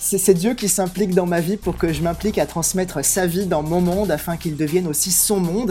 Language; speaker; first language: French; native; French